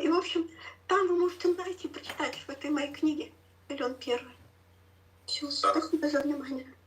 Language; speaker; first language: Russian; native; Russian